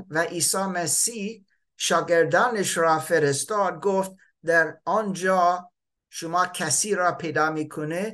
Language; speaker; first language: Persian; non-native, fluent; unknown